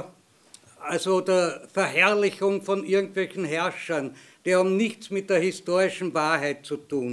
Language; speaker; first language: German; native; German